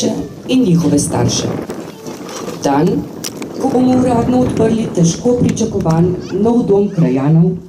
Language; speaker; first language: Slovenian; native; Slovenian